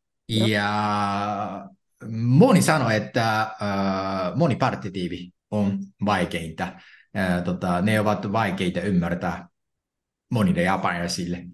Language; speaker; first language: Finnish; non-native, fluent; Japanese